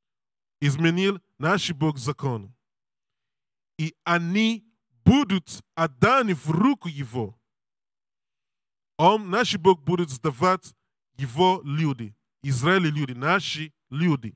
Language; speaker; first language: Russian; non-native, learner; English